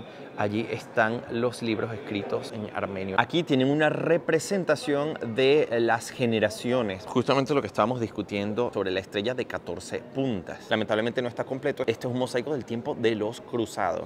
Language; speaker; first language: Spanish; native; Spanish